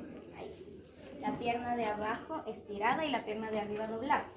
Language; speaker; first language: Spanish; native; Spanish